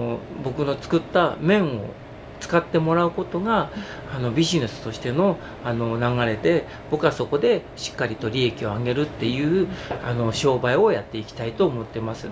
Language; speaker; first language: Japanese; native; Japanese